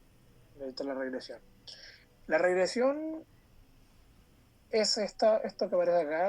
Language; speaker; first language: Spanish; native; Spanish